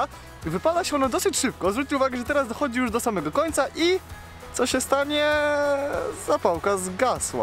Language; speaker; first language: Polish; native; Polish